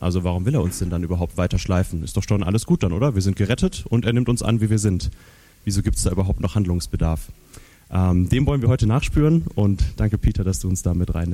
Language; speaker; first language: German; native; German